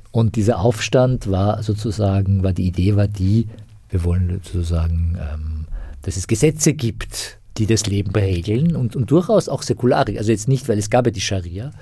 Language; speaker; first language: German; non-native, fluent; Persian